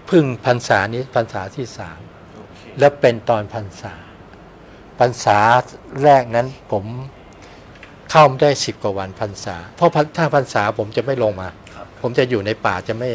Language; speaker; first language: Thai; native; Thai